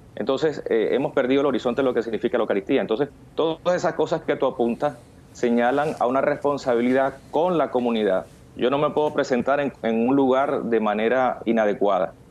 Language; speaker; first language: Spanish; native; Spanish